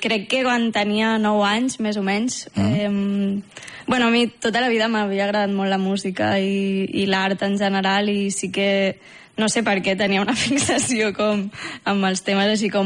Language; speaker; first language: Catalan; native; Catalan